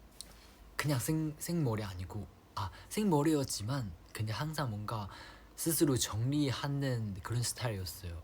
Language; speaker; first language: Korean; non-native, fluent; Chinese